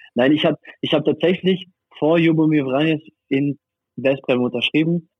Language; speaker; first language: German; non-native, fluent; French